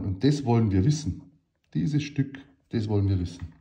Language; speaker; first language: German; native; German